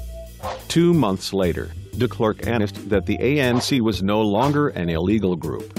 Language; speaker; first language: English; non-native, fluent; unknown